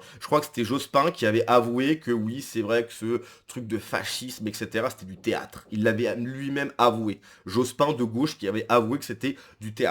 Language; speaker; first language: French; native; French